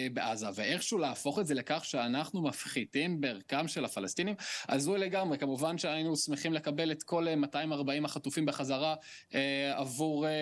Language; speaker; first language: Hebrew; early bilingual, other home language; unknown